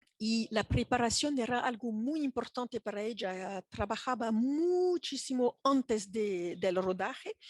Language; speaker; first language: Spanish; non-native, fluent; French